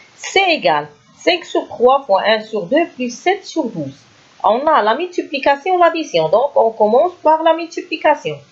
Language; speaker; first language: French; non-native, local second language; Arabic